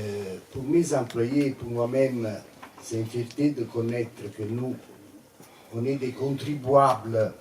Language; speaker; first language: French; non-native, fluent; Italian